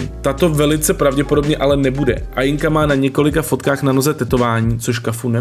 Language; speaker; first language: Czech; native; Czech